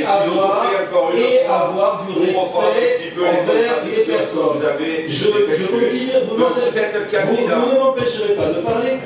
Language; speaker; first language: French; native; French